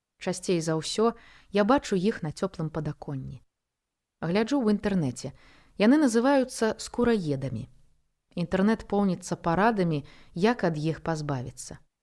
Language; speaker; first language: Belarusian; non-native, local second language; Russian